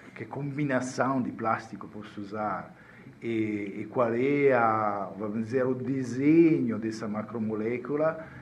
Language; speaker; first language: Portuguese; non-native, fluent; Italian